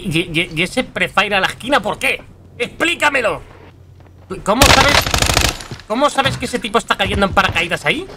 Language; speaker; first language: Spanish; native; Spanish